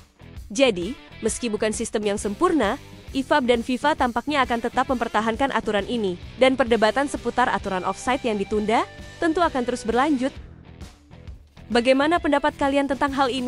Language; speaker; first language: Indonesian; native; Indonesian